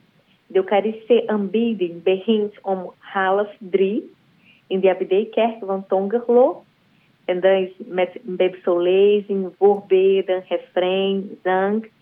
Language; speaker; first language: Dutch; non-native, learner; Portuguese